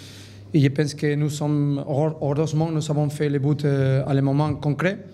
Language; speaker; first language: French; non-native, learner; Spanish